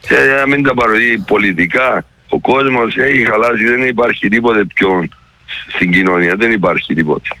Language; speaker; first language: Greek; native; Greek